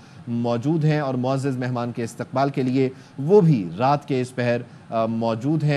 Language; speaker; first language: Urdu; native; Urdu